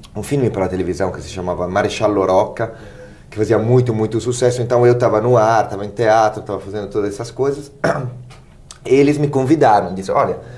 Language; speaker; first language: Portuguese; non-native, fluent; Italian